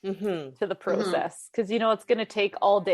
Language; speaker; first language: English; native; English